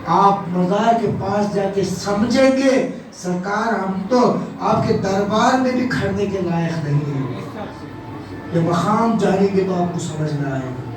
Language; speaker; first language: Urdu; native; Urdu